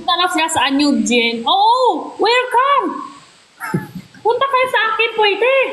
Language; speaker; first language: Filipino; non-native, learner; Korean